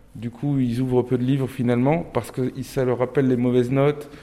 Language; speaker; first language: French; early bilingual, other home language; Turkish